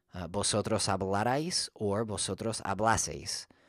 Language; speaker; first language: Spanish; non-native, fluent; English